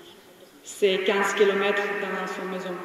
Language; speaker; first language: French; non-native, learner; Ukrainian